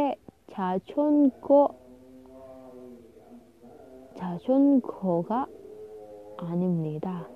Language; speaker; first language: Korean; non-native, learner; Indonesian